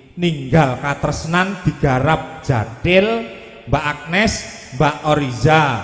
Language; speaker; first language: Javanese; native; Javanese